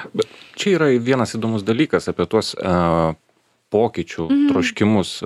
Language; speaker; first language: Lithuanian; native; Lithuanian